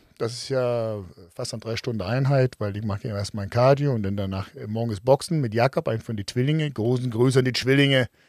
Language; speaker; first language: German; non-native, fluent; Danish